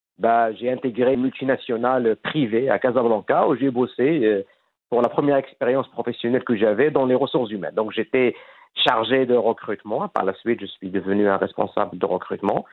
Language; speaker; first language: French; non-native, fluent; Arabic